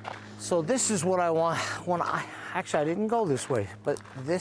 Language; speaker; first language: English; native; English